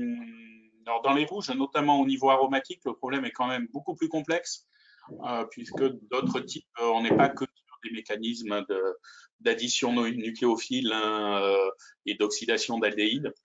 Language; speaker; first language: French; native; French